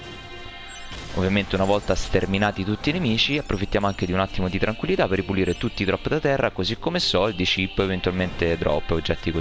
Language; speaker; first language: Italian; native; Italian